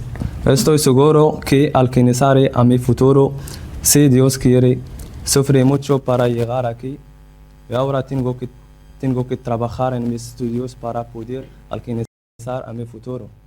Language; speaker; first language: Spanish; non-native, learner; Central Atlas Tamazight